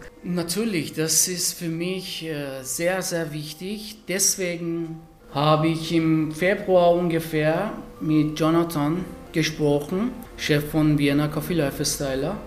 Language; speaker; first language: German; non-native, fluent; Persian